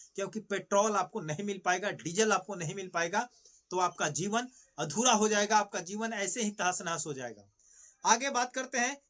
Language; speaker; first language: Hindi; native; Hindi